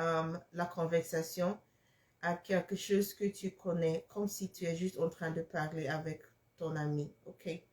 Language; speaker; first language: French; non-native, fluent; English